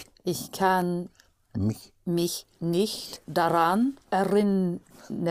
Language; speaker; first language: German; non-native, learner; English